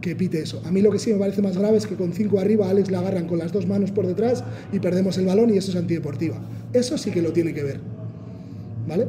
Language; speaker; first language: Spanish; non-native, local second language; Basque